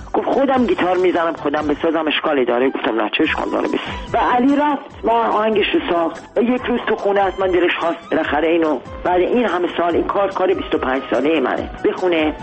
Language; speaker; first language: Persian; non-native, local second language; Armenian